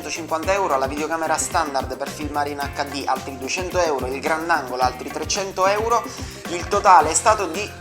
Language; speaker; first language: Italian; native; Italian